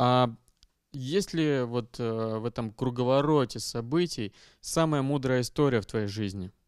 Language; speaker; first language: Russian; native; Russian